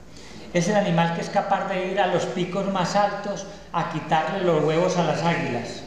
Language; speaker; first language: Spanish; native; Spanish